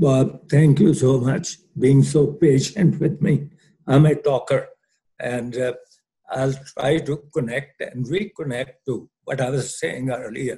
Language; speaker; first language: English; non-native, local second language; Punjabi